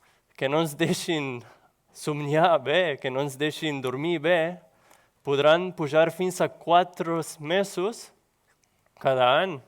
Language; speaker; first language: Catalan; non-native, local second language; Spanish